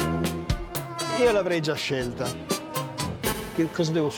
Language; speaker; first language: Italian; native; Italian